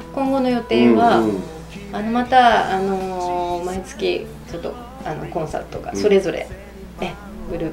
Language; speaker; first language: Japanese; native; Japanese